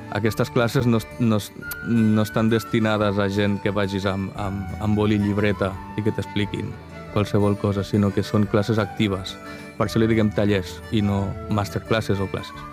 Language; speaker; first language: Catalan; non-native, local second language; Spanish